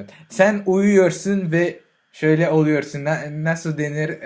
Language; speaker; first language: Turkish; non-native, learner; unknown